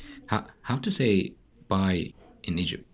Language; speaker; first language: English; non-native, fluent; Tajik